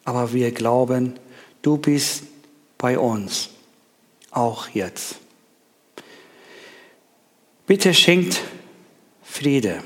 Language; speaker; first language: German; non-native, learner; Persian